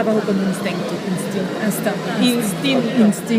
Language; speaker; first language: Spanish; non-native, learner; French